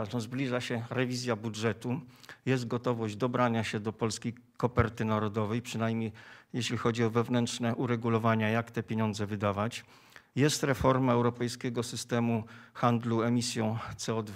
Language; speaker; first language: Polish; native; Polish